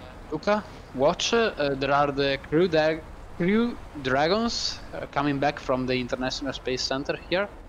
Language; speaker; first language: English; non-native, learner; Italian